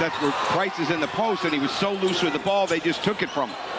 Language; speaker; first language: English; native; English